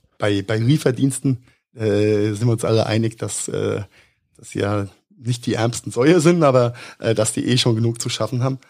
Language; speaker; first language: German; native; German